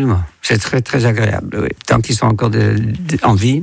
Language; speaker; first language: French; non-native, fluent; Dutch